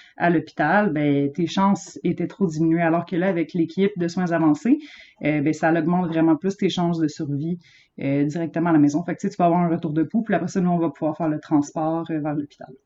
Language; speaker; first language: French; native; French